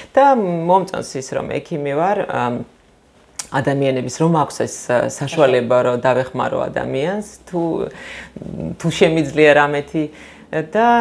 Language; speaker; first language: Georgian; early bilingual, heritage; Georgian